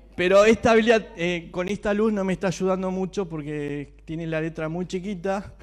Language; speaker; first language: Spanish; native; Spanish